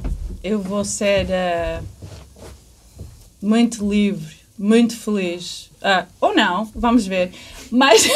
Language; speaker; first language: Portuguese; early bilingual, heritage; English